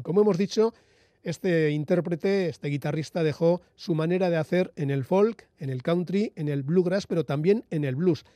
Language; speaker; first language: Spanish; native; Spanish